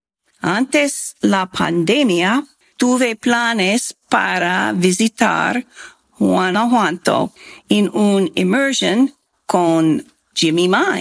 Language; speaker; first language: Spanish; non-native, learner; English